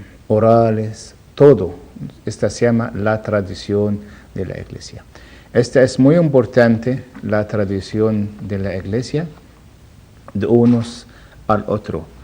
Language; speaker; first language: Spanish; non-native, learner; Arabic